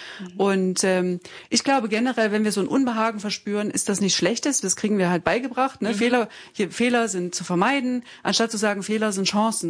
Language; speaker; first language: German; native; German